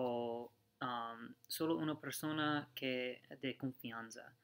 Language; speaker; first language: Spanish; non-native, learner; English